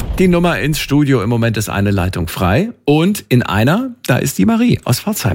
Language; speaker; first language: German; native; German